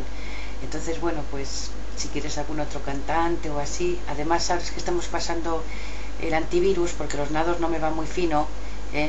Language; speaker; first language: Spanish; native; Spanish